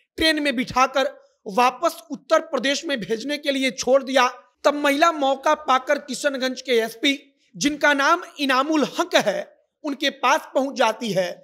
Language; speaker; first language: Hindi; native; Hindi